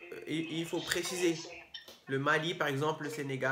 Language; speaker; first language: French; native; French